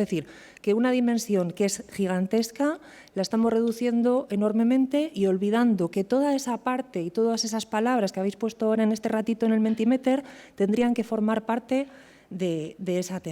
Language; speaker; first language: Spanish; native; Spanish